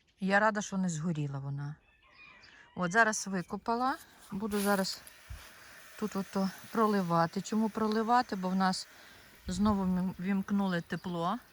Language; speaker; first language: Ukrainian; non-native, local second language; Russian